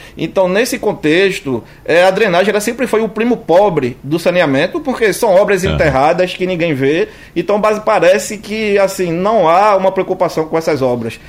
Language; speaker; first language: Portuguese; native; Portuguese